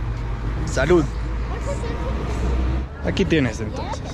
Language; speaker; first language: Spanish; non-native, learner; Danish